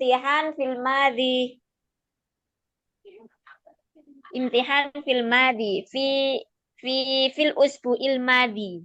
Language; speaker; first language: Arabic; non-native, learner; Indonesian